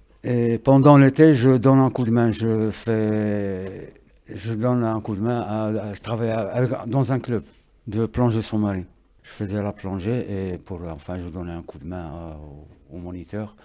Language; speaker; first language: French; non-native, local second language; Arabic